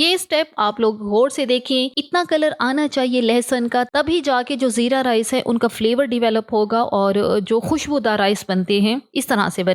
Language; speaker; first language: Hindi; native; Hindi